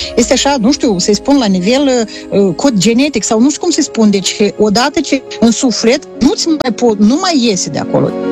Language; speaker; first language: Romanian; native; Romanian